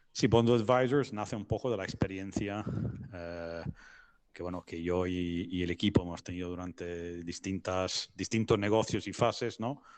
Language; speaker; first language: Spanish; non-native, fluent; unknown